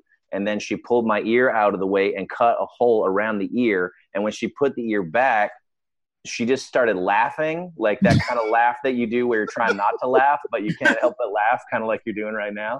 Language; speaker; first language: English; native; English